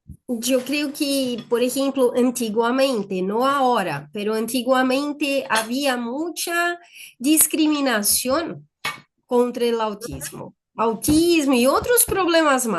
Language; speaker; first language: Spanish; non-native, fluent; Portuguese